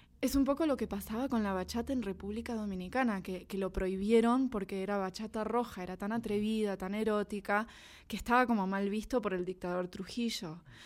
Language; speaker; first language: Spanish; native; Spanish